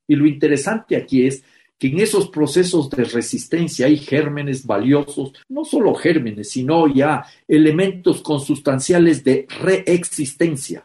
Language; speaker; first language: Spanish; native; Spanish